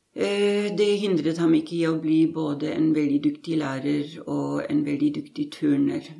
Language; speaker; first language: Norwegian; non-native, fluent; German